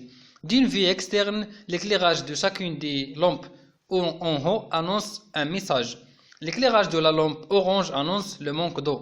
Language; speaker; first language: French; non-native, local second language; Arabic